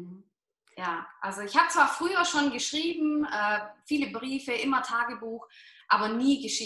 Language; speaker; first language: German; native; German